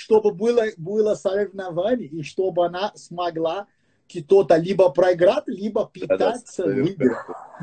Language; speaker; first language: Russian; non-native, fluent; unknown